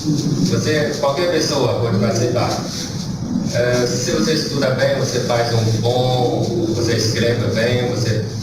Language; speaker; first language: Portuguese; non-native, learner; Chinese